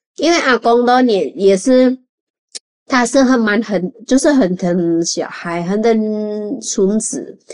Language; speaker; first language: Chinese; non-native, fluent; Javanese